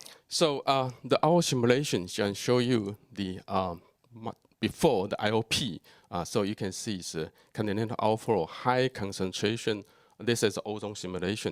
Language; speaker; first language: English; non-native, fluent; Chinese